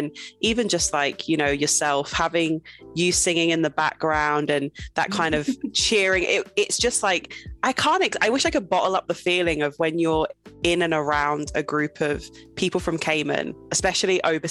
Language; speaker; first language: English; native; English